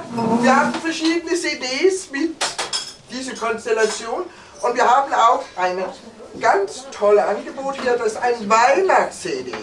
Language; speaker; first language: German; non-native, fluent; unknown